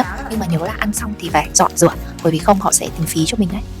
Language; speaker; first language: Vietnamese; native; Vietnamese